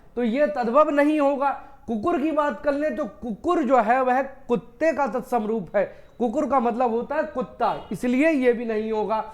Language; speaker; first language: Hindi; native; Hindi